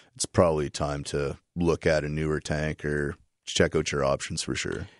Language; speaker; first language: English; native; English